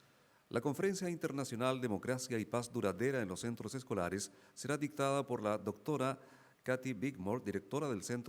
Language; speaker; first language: Spanish; native; Spanish